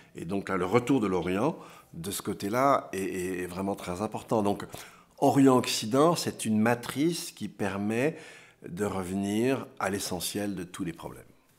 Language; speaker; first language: French; native; French